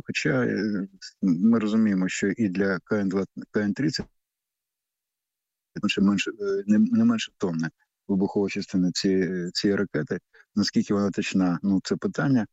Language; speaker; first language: Ukrainian; native; Ukrainian